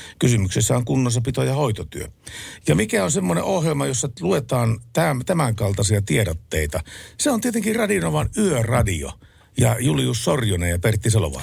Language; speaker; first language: Finnish; native; Finnish